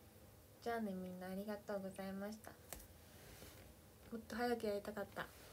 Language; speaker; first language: Japanese; native; Japanese